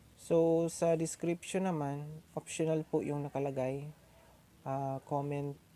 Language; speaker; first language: Filipino; non-native, local second language; Cebuano